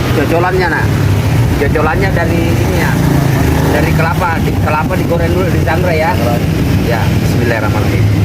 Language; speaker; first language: Indonesian; native; Indonesian